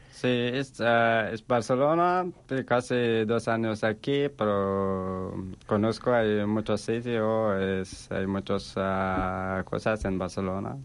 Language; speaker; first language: Spanish; non-native, learner; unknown